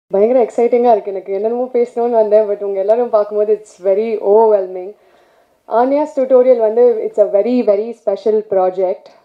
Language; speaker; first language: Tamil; non-native, local second language; Telugu